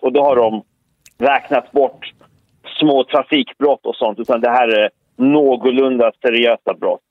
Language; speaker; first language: Swedish; early bilingual, other home language; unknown